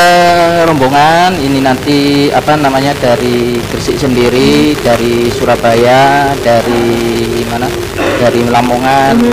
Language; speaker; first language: Indonesian; native; Indonesian